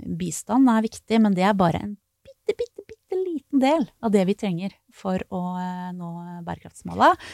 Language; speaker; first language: Norwegian; native; Norwegian